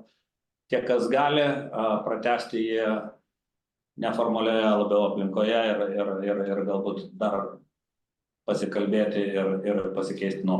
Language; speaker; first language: Lithuanian; native; Lithuanian